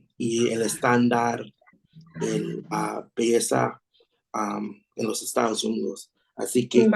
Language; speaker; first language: Spanish; non-native, learner; English